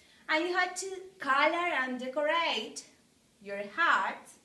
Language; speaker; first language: English; non-native, fluent; Spanish